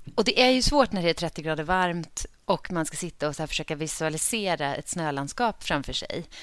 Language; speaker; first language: Swedish; native; Swedish